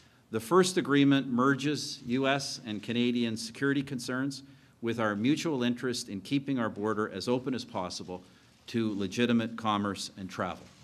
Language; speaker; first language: English; native; English